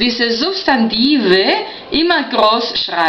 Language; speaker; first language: German; non-native, fluent; Spanish